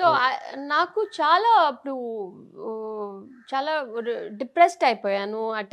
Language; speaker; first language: Telugu; non-native, local second language; Tamil